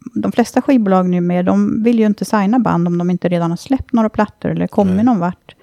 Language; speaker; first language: Swedish; native; Swedish